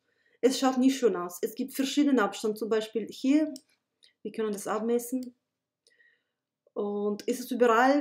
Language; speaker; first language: German; non-native, fluent; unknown